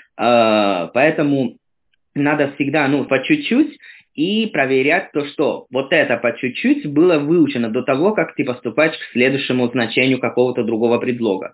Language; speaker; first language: Russian; non-native, fluent; Italian